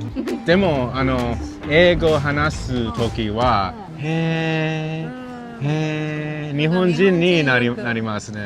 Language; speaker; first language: Japanese; non-native, learner; Chinese